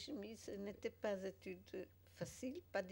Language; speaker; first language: French; non-native, fluent; Polish